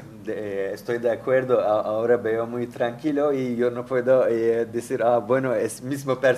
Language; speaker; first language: Spanish; non-native, fluent; Turkish